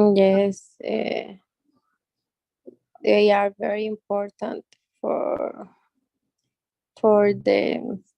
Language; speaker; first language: English; non-native, learner; Spanish